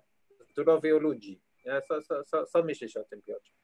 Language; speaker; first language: Polish; non-native, learner; English